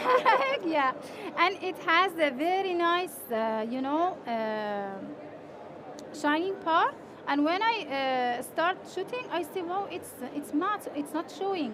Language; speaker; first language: English; non-native, fluent; Persian